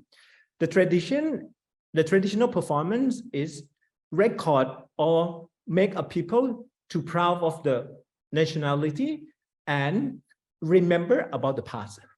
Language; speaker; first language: English; non-native, fluent; Thai